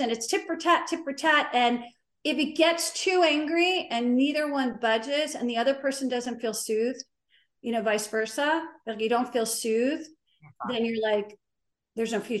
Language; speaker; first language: English; native; English